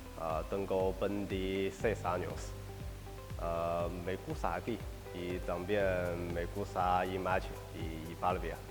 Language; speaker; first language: Spanish; non-native, learner; Chinese